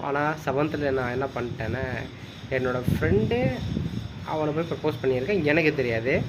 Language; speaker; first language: Tamil; non-native, local second language; Hindi